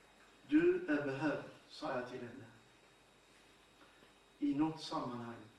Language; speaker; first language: Swedish; non-native, fluent; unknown